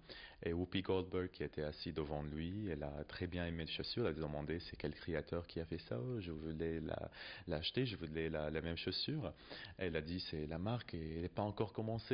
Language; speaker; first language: French; non-native, learner; Arabic